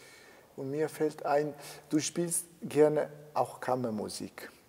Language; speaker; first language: German; non-native, fluent; Italian